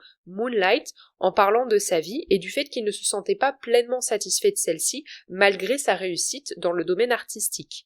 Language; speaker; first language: French; native; French